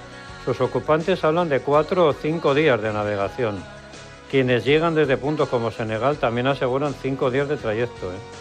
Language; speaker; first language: Spanish; native; Spanish